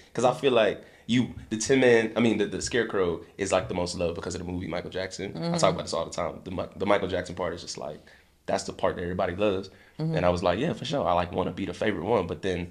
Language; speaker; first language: English; native; English